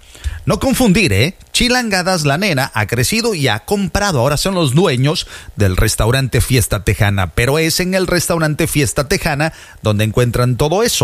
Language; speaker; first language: Spanish; native; Spanish